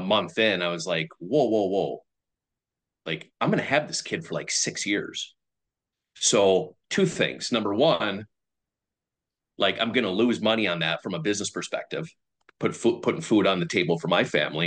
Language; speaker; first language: English; native; English